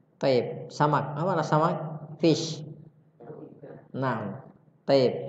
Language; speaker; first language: Arabic; non-native, fluent; Indonesian